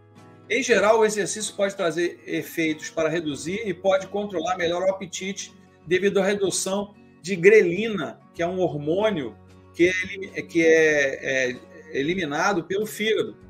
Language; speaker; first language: Portuguese; native; Portuguese